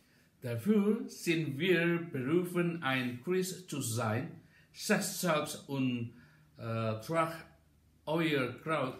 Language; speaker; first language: German; non-native, learner; Indonesian